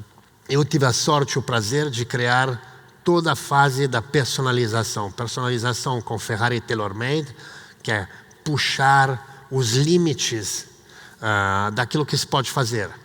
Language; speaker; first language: Portuguese; non-native, fluent; Italian